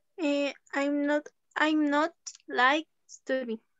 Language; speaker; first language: English; non-native, learner; Spanish